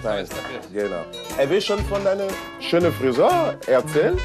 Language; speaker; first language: German; non-native, learner; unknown